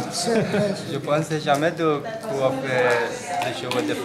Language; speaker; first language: French; non-native, learner; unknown